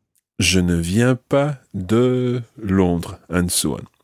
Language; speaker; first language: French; non-native, fluent; English